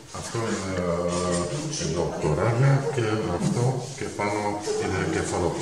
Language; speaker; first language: Greek; non-native, learner; Dutch